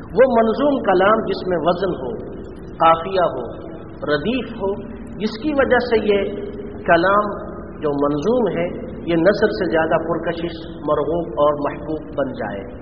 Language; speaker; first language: Urdu; native; Urdu